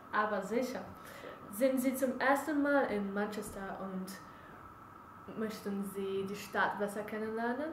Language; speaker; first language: German; non-native, learner; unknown